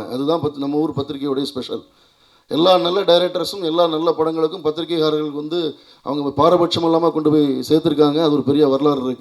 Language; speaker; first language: Tamil; native; Tamil